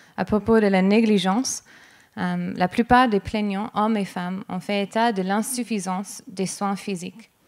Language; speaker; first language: French; non-native, fluent; English